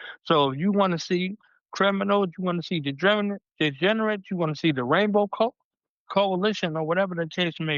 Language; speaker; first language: English; native; English